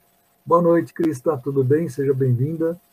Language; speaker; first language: Portuguese; native; Portuguese